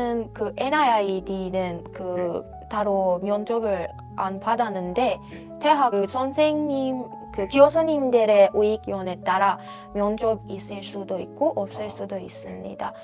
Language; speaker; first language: Korean; non-native, fluent; Persian